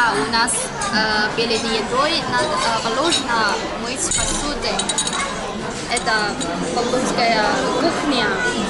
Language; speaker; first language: Russian; non-native, fluent; Chinese